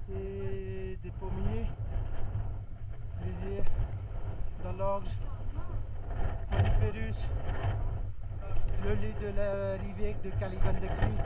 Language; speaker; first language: French; non-native, fluent; Nepali